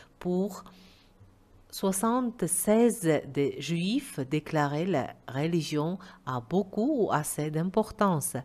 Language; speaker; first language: French; non-native, fluent; Uzbek